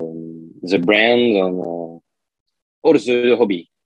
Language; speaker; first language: English; non-native, learner; French